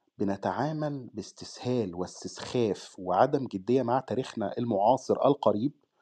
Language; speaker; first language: Arabic; native; Arabic